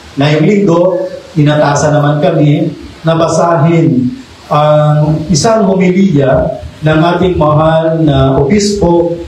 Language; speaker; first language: Filipino; native; Filipino